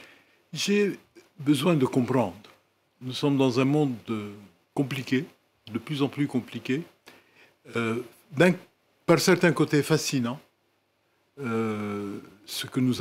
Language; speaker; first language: French; non-native, local second language; Arabic